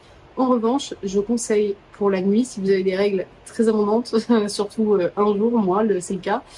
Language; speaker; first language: French; native; French